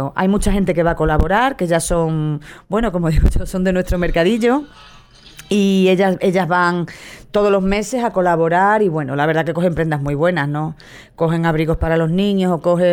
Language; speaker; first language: Spanish; native; Spanish